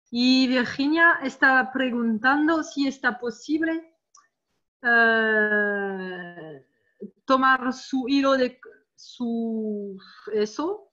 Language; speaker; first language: Spanish; non-native, learner; French